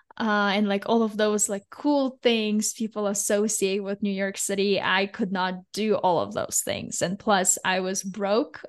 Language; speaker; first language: English; non-native, fluent; Russian